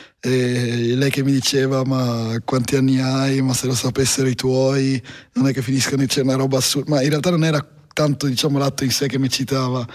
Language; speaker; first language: Italian; native; Italian